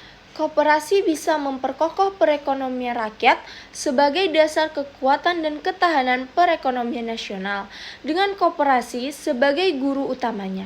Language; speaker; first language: Indonesian; native; Indonesian